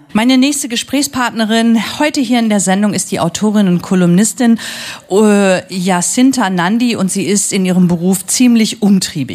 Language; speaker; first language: German; native; German